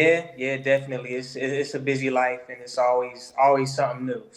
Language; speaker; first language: English; native; English